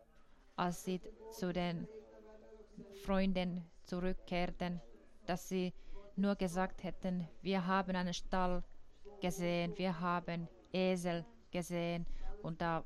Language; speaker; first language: German; non-native, fluent; Finnish